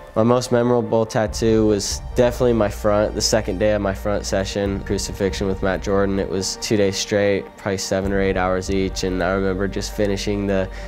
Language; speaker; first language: English; native; English